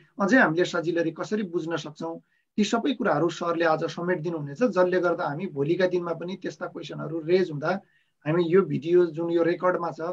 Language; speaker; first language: Nepali; native; Nepali